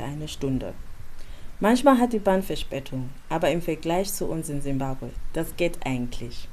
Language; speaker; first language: German; non-native, fluent; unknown